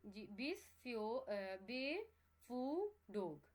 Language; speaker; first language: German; non-native, fluent; Urdu